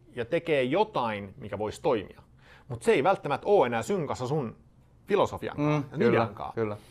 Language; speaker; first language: Finnish; non-native, fluent; Swedish